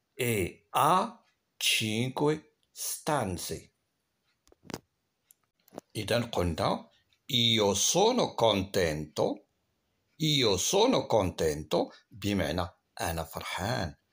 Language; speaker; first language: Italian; non-native, fluent; Arabic